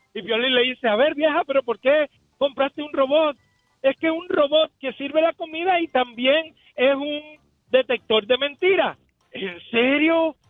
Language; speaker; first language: Spanish; native; Spanish